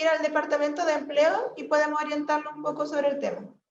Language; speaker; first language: Spanish; native; Spanish